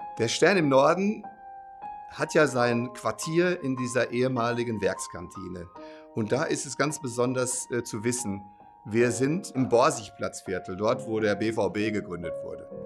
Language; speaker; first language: German; native; German